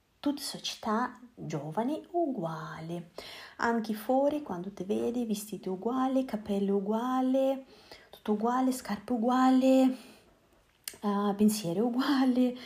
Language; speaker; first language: Italian; non-native, learner; Russian